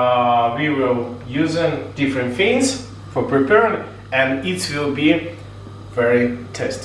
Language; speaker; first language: English; non-native, learner; Ukrainian